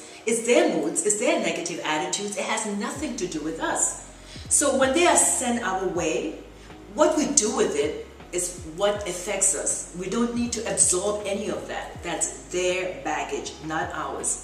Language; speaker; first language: English; native; English